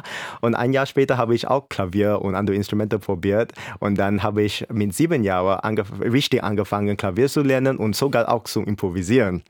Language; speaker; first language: German; non-native, fluent; English